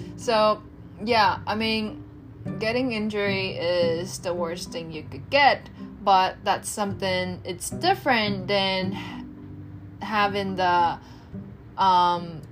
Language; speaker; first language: English; non-native, fluent; Japanese